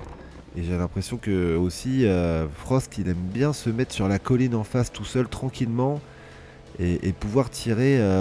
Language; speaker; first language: French; native; French